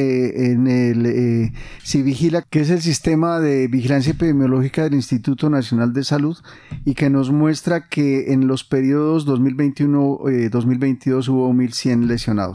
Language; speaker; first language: Spanish; native; Spanish